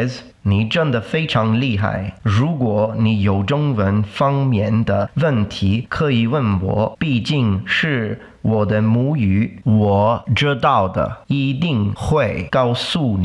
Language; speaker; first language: Chinese; non-native, learner; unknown